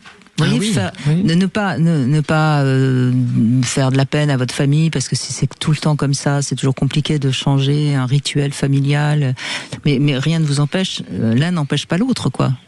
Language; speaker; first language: French; native; French